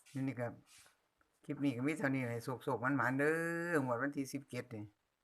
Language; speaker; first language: Thai; native; Thai